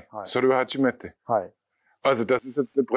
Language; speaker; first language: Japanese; non-native, learner; German